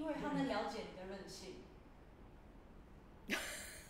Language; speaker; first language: Chinese; native; Chinese